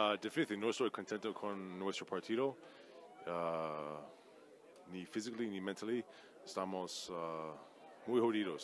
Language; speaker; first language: Spanish; non-native, fluent; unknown